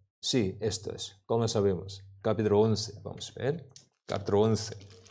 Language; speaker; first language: Spanish; non-native, learner; Korean